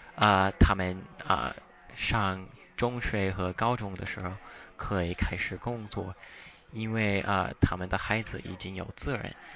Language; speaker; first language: Chinese; non-native, fluent; English